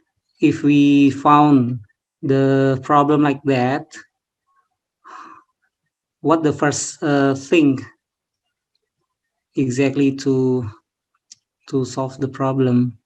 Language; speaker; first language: English; non-native, learner; Indonesian